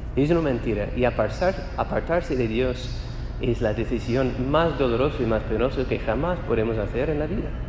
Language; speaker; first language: Spanish; non-native, fluent; English